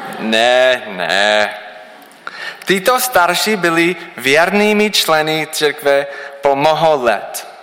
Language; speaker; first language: Czech; non-native, learner; English